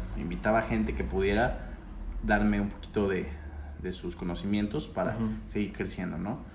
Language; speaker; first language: Spanish; native; Spanish